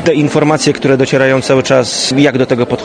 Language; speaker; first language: Polish; native; Polish